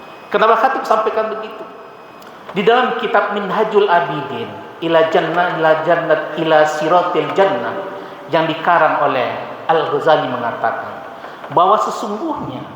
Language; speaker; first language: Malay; non-native, local second language; Minangkabau